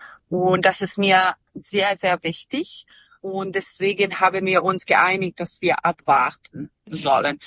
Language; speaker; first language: German; non-native, fluent; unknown